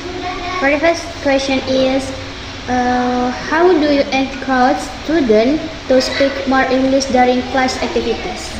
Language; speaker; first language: English; non-native, learner; Indonesian